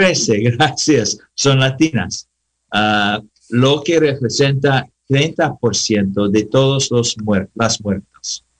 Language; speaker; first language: Spanish; non-native, learner; English